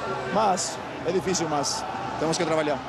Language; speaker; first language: Portuguese; non-native, fluent; Spanish